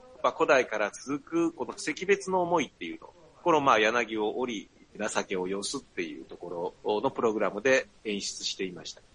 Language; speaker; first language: Japanese; native; Japanese